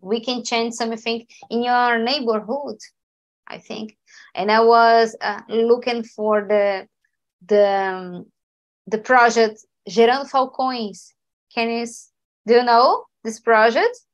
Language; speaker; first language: English; non-native, learner; Portuguese